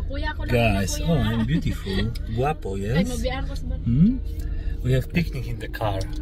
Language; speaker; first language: English; non-native, learner; Polish